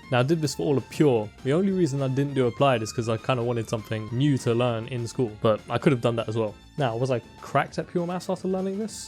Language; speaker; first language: English; native; English